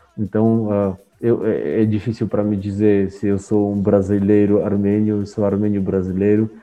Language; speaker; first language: Portuguese; non-native, fluent; Armenian